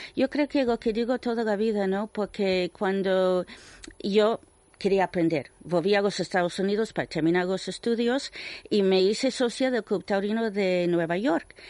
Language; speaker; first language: Spanish; non-native, fluent; English